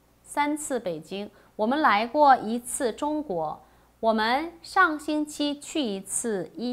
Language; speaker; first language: Chinese; non-native, fluent; Korean